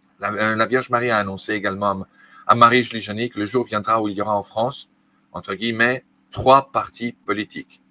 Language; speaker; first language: French; native; French